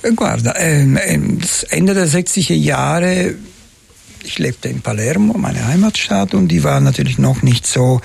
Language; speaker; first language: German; non-native, fluent; Italian